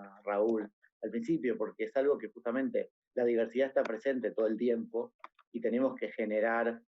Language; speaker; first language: Spanish; native; Spanish